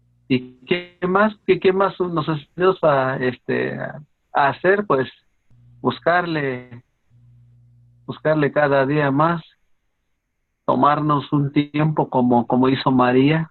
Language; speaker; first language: Spanish; native; Spanish